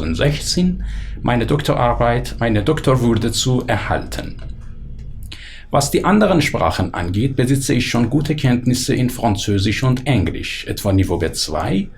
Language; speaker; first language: German; non-native, fluent; Persian